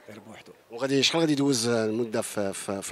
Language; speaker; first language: Arabic; native; Arabic